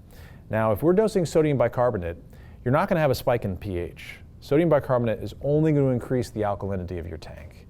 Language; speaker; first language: English; native; English